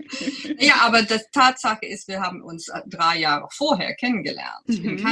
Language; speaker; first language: German; non-native, fluent; English